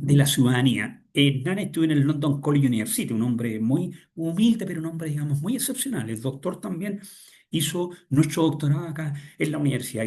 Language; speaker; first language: Spanish; native; Spanish